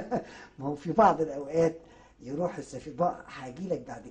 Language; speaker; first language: Arabic; native; Arabic